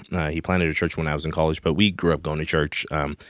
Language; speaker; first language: English; non-native, local second language; Shona